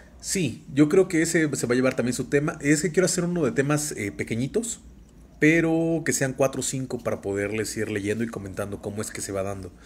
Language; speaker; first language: Spanish; native; Spanish